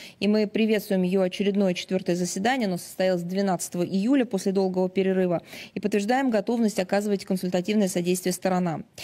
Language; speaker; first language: Russian; native; Russian